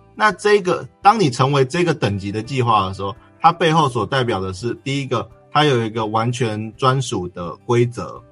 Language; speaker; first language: Chinese; native; Chinese